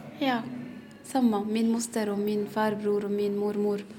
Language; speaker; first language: Swedish; non-native, learner; Arabic